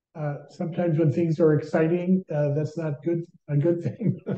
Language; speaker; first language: English; native; English